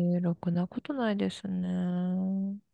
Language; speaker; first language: Japanese; early bilingual, other home language; Korean